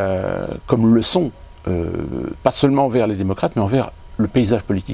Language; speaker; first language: French; native; French